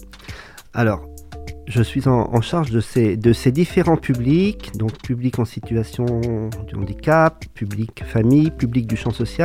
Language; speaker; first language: French; native; French